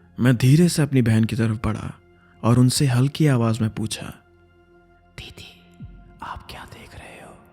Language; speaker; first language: Hindi; native; Hindi